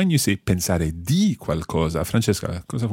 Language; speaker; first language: Italian; non-native, fluent; English